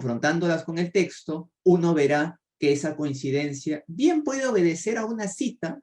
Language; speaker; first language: Spanish; native; Spanish